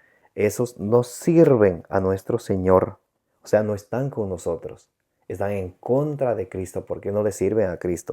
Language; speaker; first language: Spanish; native; Spanish